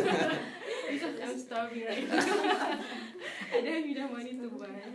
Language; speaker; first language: English; non-native, local second language; Malay